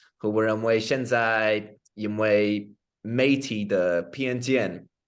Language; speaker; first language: Chinese; non-native, learner; English